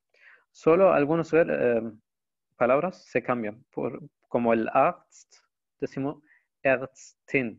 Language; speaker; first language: Spanish; non-native, fluent; Arabic